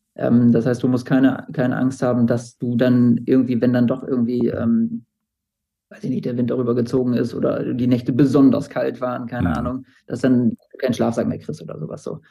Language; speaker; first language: German; native; German